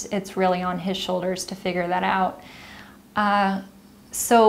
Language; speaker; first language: English; native; English